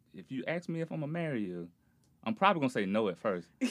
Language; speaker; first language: English; native; English